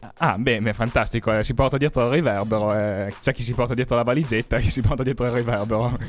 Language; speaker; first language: Italian; native; Italian